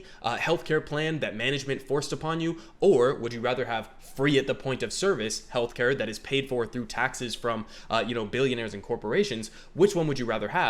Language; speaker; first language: English; native; English